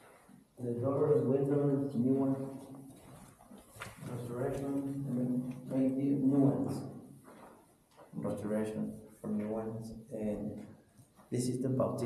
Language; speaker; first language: English; non-native, learner; Spanish